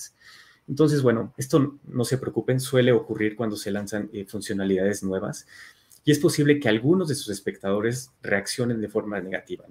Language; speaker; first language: Spanish; native; Spanish